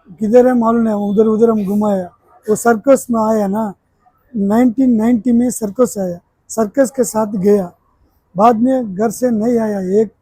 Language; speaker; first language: Hindi; non-native, local second language; Tamil